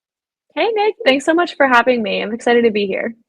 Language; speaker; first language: English; native; English